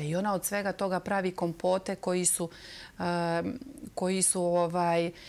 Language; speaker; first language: Serbian; native; Serbian